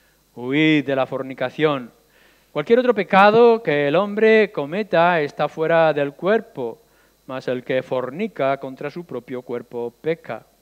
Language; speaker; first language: Spanish; native; Spanish